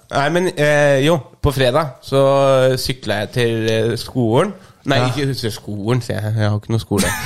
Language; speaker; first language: Norwegian; native; Norwegian